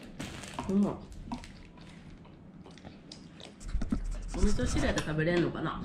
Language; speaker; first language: Japanese; native; Japanese